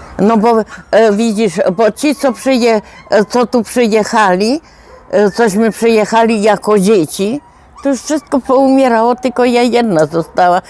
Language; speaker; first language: Polish; non-native, local second language; Rusyn